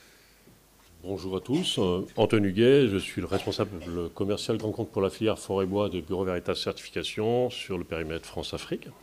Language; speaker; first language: French; native; French